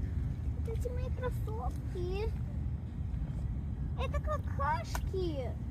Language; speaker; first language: Russian; early bilingual, heritage; Russian